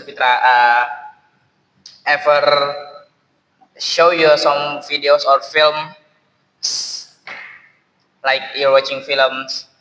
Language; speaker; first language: English; non-native, learner; Indonesian